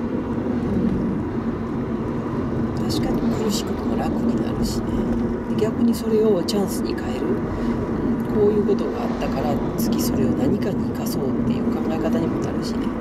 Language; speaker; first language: Japanese; native; Japanese